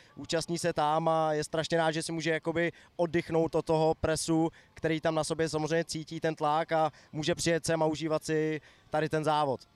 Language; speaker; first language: Czech; native; Czech